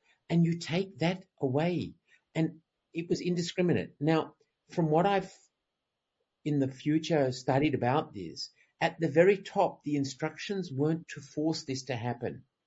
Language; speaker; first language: English; native; English